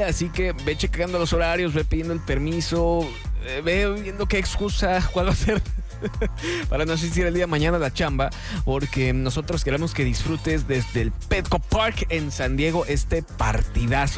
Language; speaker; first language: Spanish; native; Spanish